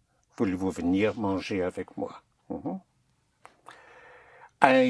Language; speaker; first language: French; non-native, fluent; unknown